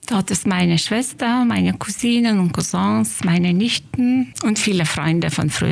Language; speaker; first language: German; non-native, fluent; Lithuanian